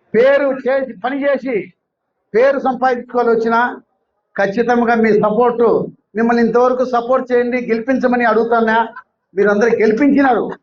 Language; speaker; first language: Telugu; native; Telugu